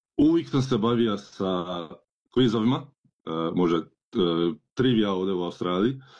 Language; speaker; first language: Serbian; early bilingual, heritage; Croatian